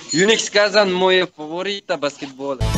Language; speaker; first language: Russian; non-native, learner; Turkish